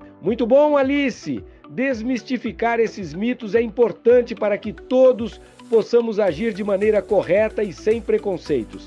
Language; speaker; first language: Portuguese; native; Portuguese